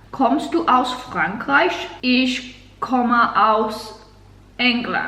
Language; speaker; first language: German; non-native, learner; English